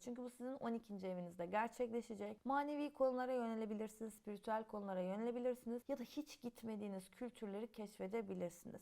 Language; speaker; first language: Turkish; native; Turkish